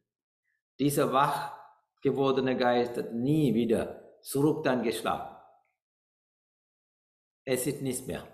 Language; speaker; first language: German; non-native, learner; Sinhala